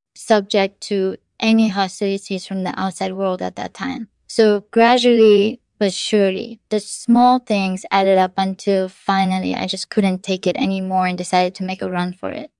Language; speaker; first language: English; non-native, fluent; Korean